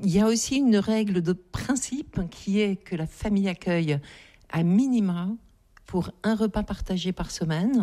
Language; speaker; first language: French; native; French